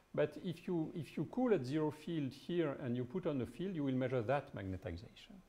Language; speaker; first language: English; non-native, fluent; French